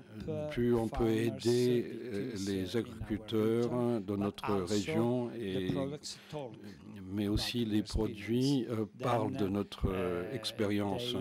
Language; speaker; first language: French; non-native, fluent; Italian